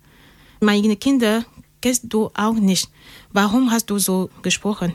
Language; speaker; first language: German; non-native, learner; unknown